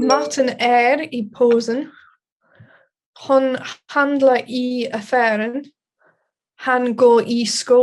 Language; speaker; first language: Swedish; non-native, learner; English